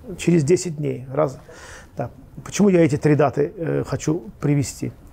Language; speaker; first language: Russian; non-native, local second language; Azerbaijani